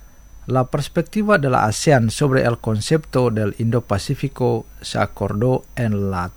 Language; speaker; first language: Spanish; non-native, fluent; Indonesian